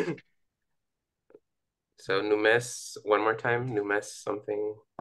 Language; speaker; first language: English; early bilingual, other home language; Spanish